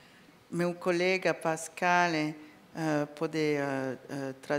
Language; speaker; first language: Portuguese; non-native, learner; French